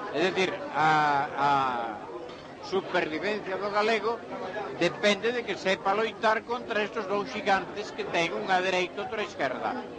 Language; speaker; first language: Galician; non-native, local second language; Spanish